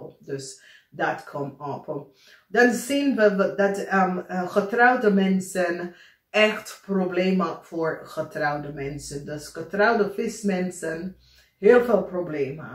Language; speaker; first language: Dutch; non-native, fluent; English